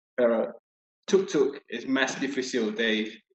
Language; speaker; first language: Spanish; non-native, learner; English